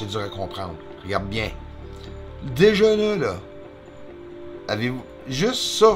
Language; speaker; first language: French; native; French